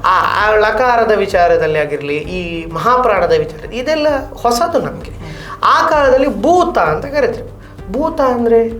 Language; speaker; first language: Kannada; non-native, local second language; Tulu